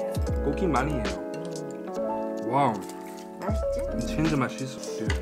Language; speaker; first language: Korean; non-native, learner; English